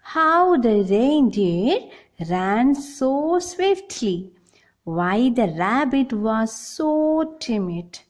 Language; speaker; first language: English; non-native, local second language; Malayalam